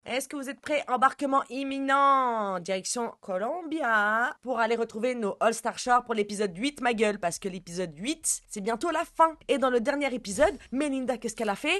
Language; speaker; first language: French; native; French